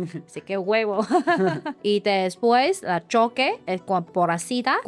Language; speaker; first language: Spanish; non-native, learner; Chinese